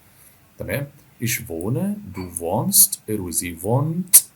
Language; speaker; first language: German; non-native, fluent; Arabic